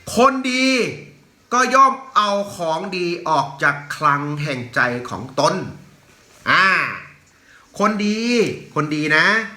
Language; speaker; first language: Thai; native; Thai